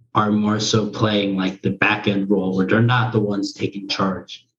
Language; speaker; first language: English; early bilingual, other home language; Korean